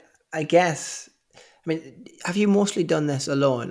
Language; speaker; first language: English; native; English